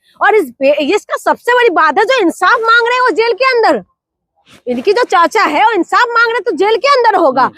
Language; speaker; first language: Hindi; non-native, local second language; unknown